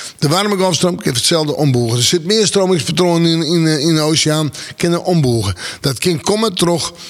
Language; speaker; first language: Dutch; non-native, local second language; Western Frisian